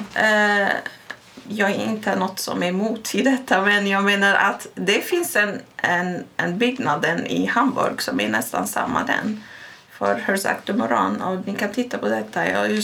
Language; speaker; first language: Swedish; non-native, fluent; Arabic